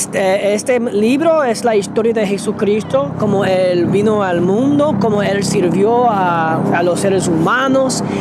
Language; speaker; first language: Spanish; non-native, fluent; English